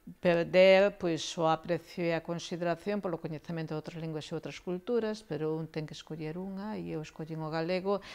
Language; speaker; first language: Galician; non-native, local second language; Spanish